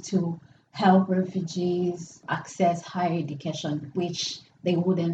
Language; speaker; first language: English; non-native, local second language; Kinyarwanda